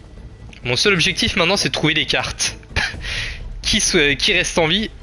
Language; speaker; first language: French; native; French